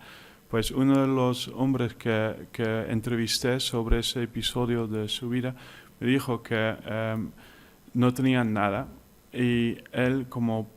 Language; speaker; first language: Spanish; non-native, fluent; Dutch